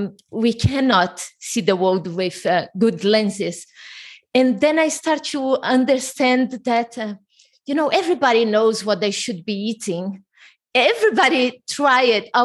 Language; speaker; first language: English; non-native, fluent; Portuguese